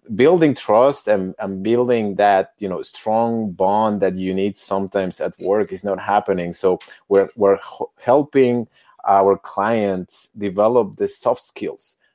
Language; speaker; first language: English; non-native, fluent; Spanish